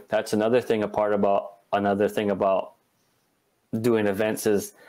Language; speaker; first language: English; native; English